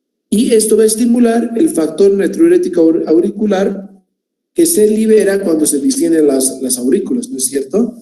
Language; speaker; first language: Spanish; native; Spanish